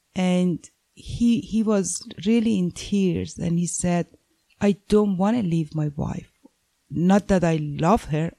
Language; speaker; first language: English; non-native, fluent; Persian